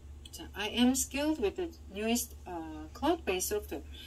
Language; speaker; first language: English; non-native, fluent; Korean